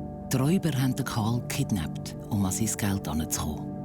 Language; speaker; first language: German; native; German